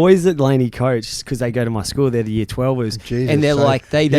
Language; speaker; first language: English; native; English